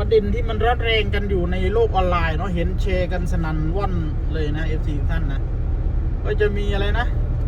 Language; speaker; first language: Thai; non-native, local second language; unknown